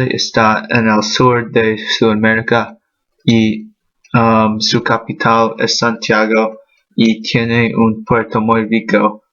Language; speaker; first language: Spanish; non-native, learner; English